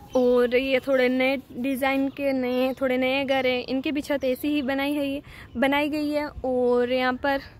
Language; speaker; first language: Hindi; native; Hindi